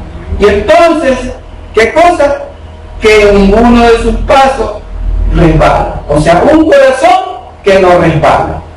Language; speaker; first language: Spanish; native; Spanish